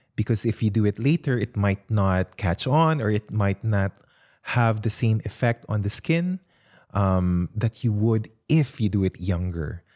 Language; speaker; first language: English; non-native, local second language; Filipino